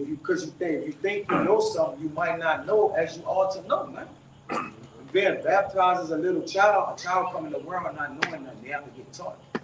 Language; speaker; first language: English; native; English